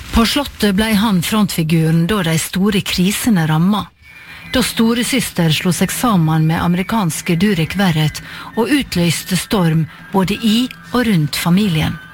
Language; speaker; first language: Norwegian; native; Norwegian